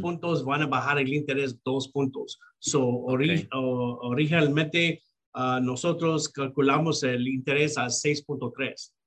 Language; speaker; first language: Spanish; early bilingual, heritage; Spanish